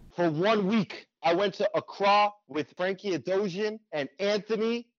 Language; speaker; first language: English; native; English